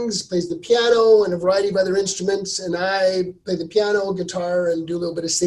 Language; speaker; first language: English; native; English